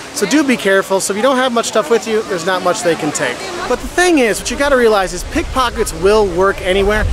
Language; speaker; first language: English; native; English